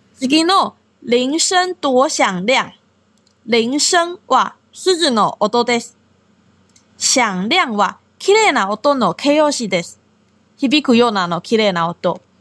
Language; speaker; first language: Japanese; non-native, fluent; Chinese